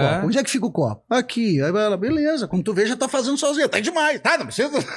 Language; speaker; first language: Portuguese; native; Portuguese